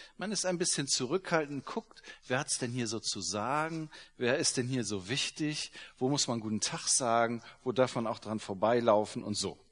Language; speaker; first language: German; native; German